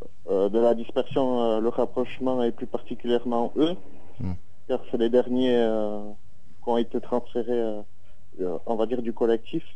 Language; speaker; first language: French; native; French